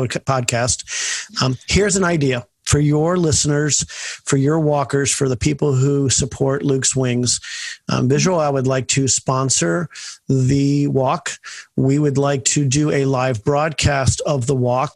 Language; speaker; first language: English; native; English